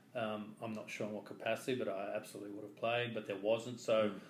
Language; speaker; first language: English; native; English